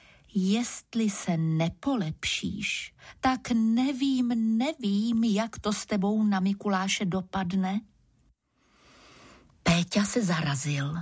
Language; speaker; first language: Czech; native; Czech